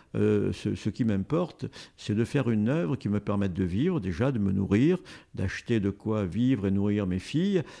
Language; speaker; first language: French; native; French